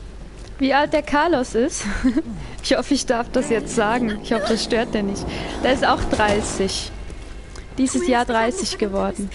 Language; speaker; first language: German; native; German